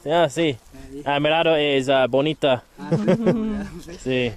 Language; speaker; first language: Spanish; non-native, learner; English